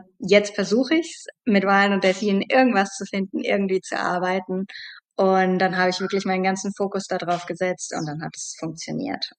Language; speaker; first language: German; native; German